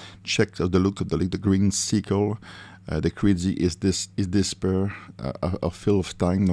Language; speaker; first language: English; non-native, learner; French